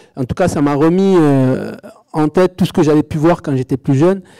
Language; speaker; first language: French; native; French